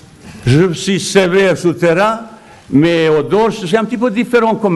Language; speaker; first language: French; non-native, fluent; Bosnian